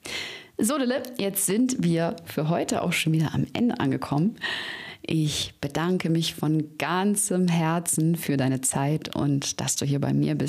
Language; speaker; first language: German; native; German